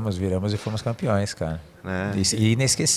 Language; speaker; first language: Portuguese; native; Portuguese